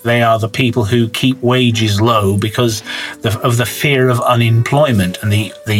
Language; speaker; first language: English; native; English